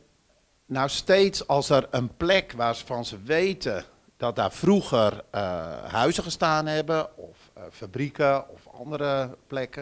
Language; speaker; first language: Dutch; native; Dutch